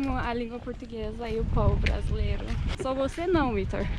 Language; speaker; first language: Portuguese; non-native, fluent; Turkish